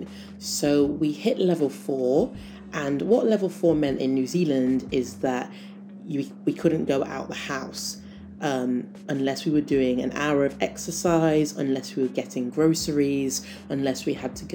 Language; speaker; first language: English; native; English